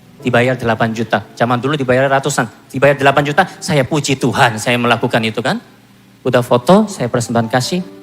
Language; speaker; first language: Indonesian; non-native, fluent; Korean